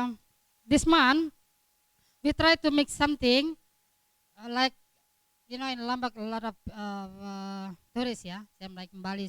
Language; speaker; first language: English; non-native, learner; Indonesian